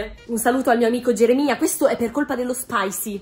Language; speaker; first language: Italian; native; Italian